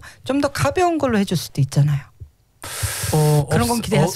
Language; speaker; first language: Korean; native; Korean